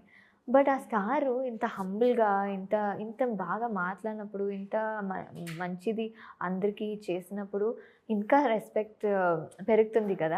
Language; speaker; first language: Telugu; non-native, fluent; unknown